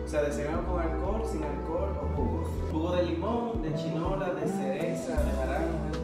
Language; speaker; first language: Spanish; native; Spanish